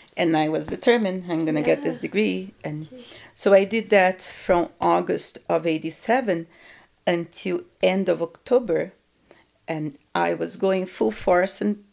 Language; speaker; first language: English; non-native, fluent; Portuguese